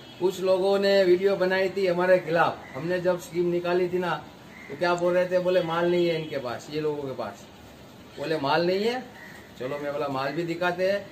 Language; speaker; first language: Hindi; non-native, local second language; Gujarati